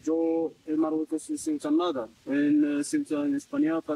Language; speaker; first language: Spanish; non-native, learner; Arabic